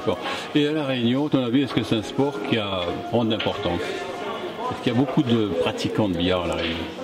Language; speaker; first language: French; native; French